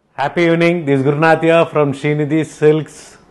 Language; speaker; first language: English; non-native, local second language; Kannada